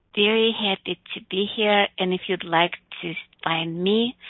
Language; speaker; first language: English; non-native, fluent; Russian